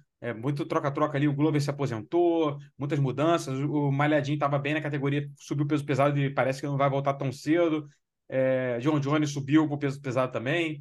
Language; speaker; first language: Portuguese; native; Portuguese